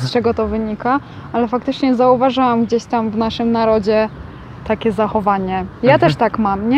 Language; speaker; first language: Polish; native; Polish